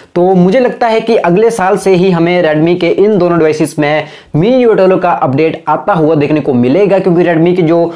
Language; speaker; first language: Hindi; native; Hindi